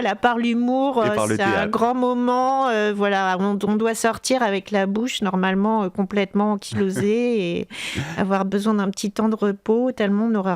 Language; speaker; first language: French; native; French